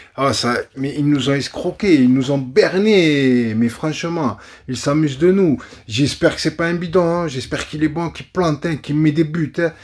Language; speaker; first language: French; native; French